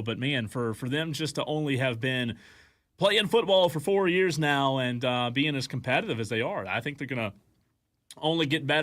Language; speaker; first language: English; native; English